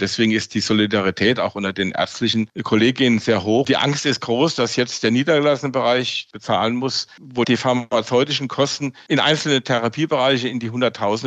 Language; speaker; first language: German; native; German